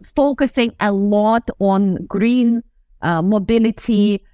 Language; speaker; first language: English; non-native, fluent; Russian